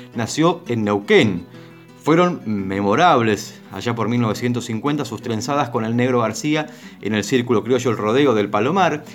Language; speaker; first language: Spanish; native; Spanish